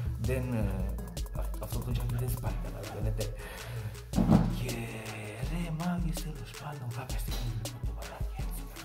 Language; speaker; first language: Greek; non-native, fluent; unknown